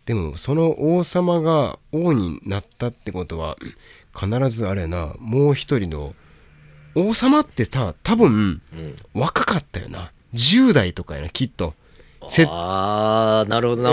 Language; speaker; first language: Japanese; native; Japanese